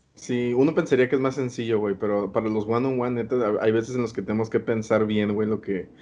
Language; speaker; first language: Spanish; native; Spanish